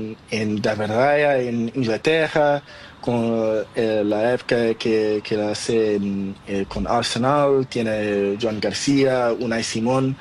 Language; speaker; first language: Spanish; non-native, learner; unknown